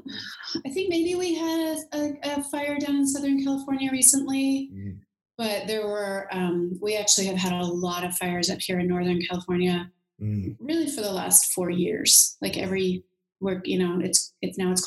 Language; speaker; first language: English; native; English